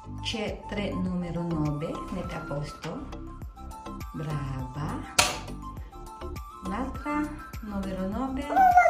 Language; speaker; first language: Italian; non-native, learner; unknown